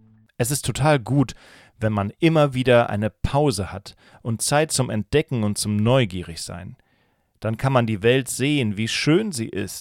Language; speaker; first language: German; native; German